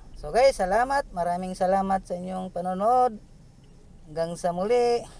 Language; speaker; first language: Filipino; non-native, local second language; Cebuano